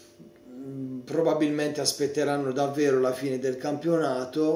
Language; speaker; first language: Italian; native; Italian